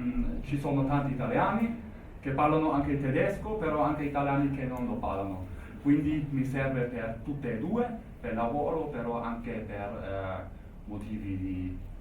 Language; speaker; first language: Italian; non-native, fluent; German